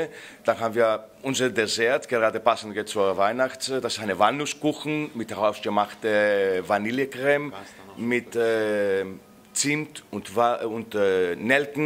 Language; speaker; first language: German; non-native, fluent; Greek